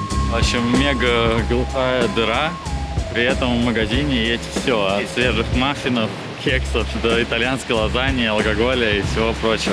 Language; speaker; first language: Russian; native; Russian